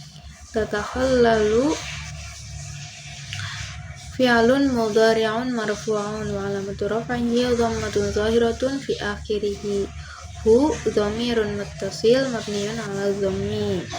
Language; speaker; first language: Arabic; non-native, learner; Indonesian